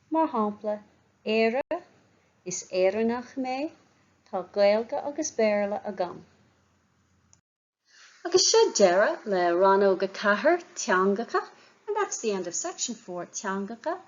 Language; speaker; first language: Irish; non-native, local second language; English